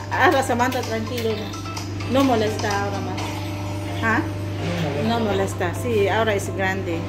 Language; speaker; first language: Spanish; non-native, learner; Filipino